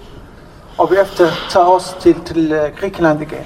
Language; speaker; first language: Danish; non-native, learner; Arabic